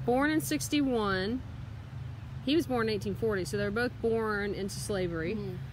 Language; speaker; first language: English; native; English